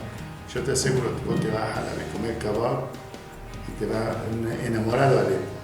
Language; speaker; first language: Spanish; non-native, fluent; Arabic